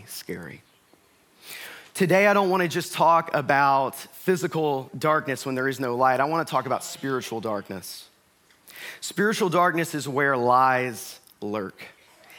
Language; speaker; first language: English; native; English